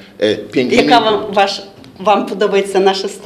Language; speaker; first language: Polish; non-native, learner; Ukrainian